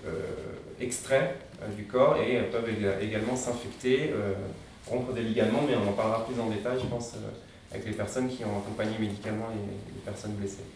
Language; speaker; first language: French; native; French